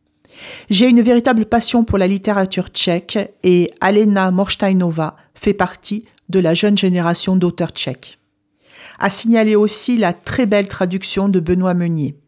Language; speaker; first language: French; native; French